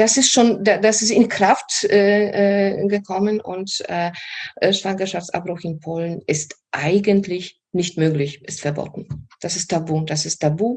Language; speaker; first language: German; non-native, fluent; Polish